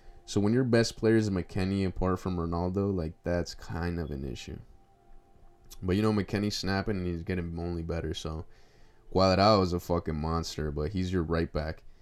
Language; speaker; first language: English; early bilingual, other home language; Spanish